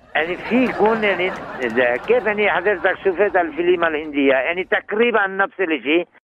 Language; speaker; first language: Arabic; non-native, learner; Bangla